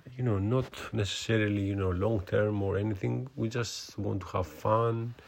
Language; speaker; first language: English; non-native, fluent; Greek